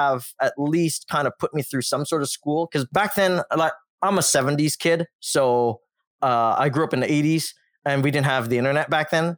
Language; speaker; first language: English; native; English